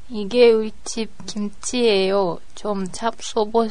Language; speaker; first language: Korean; non-native, learner; Japanese